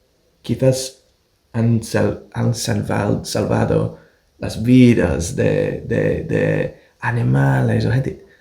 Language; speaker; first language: Spanish; non-native, fluent; English